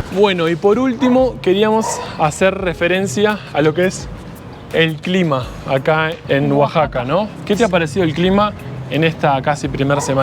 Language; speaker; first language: Spanish; native; Spanish